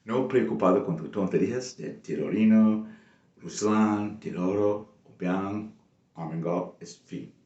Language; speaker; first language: Spanish; non-native, local second language; English